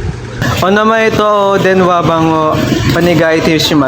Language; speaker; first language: Japanese; non-native, learner; Filipino